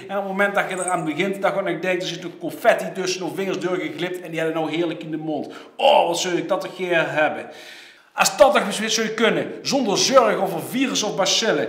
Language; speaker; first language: Dutch; native; Dutch